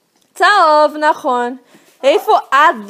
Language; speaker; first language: Hebrew; non-native, fluent; Portuguese